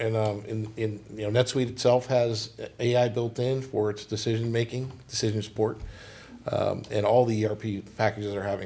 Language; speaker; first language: English; native; English